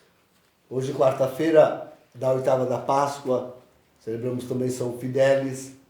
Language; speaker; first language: Portuguese; native; Portuguese